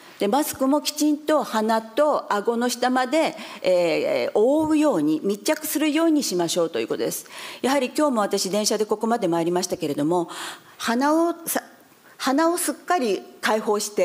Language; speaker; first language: Japanese; native; Japanese